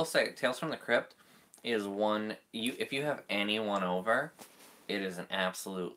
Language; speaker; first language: English; native; English